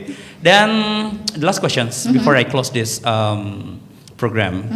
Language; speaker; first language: English; non-native, learner; Indonesian